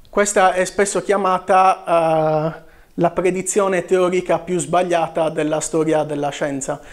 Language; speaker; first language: Italian; native; Italian